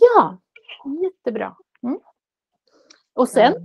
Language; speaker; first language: Swedish; non-native, fluent; Russian